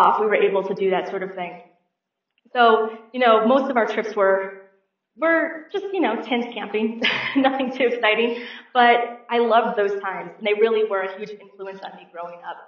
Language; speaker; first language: English; native; English